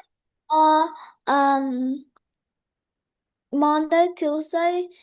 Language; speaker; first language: English; non-native, learner; Vietnamese